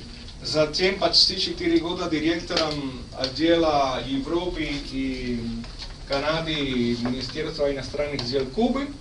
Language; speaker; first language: Russian; non-native, fluent; Spanish